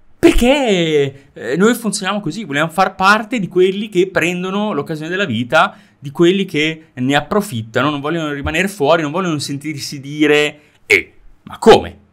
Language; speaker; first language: Italian; native; Italian